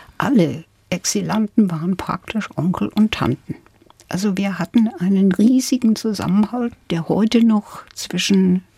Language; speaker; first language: German; non-native, fluent; English